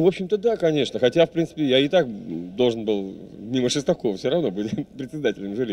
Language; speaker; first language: Russian; native; Russian